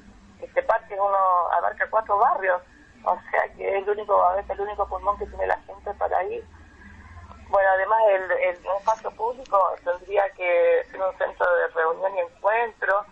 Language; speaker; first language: Spanish; native; Spanish